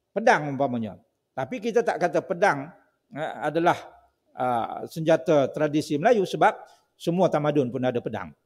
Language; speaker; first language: Malay; native; Malay